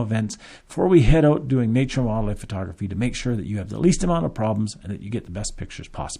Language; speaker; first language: English; native; English